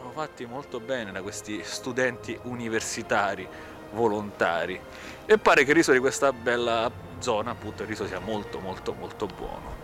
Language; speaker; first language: Italian; native; Italian